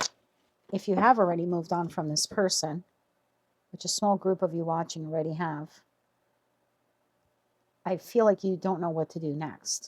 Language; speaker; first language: English; native; English